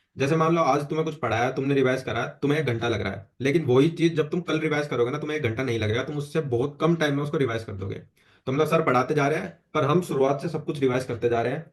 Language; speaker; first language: Hindi; native; Hindi